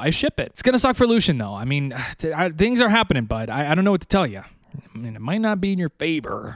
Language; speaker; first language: English; native; English